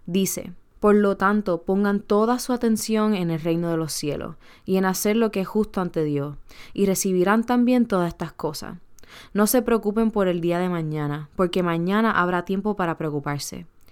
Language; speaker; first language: Spanish; early bilingual, heritage; Spanish